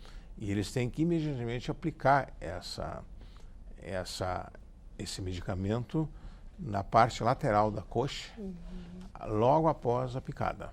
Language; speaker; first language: Portuguese; native; Portuguese